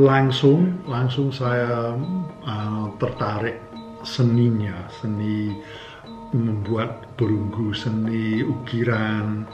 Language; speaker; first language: Indonesian; non-native, fluent; English